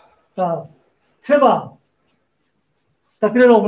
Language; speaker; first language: Czech; non-native, learner; Korean